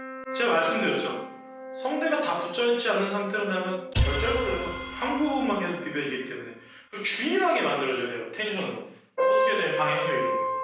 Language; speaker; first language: Korean; native; Korean